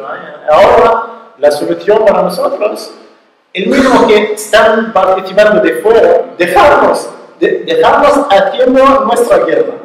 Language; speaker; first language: Spanish; non-native, learner; Arabic